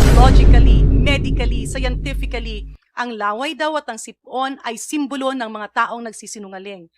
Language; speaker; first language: Filipino; non-native, local second language; Cebuano